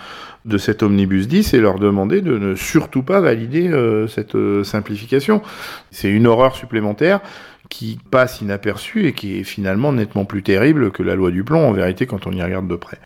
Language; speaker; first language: French; native; French